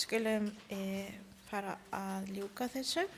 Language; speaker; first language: Icelandic; non-native, learner; Spanish